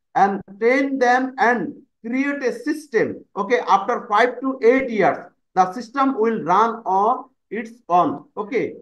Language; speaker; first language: English; non-native, local second language; Bangla